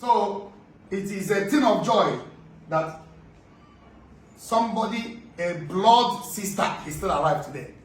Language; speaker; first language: English; non-native, local second language; Igbo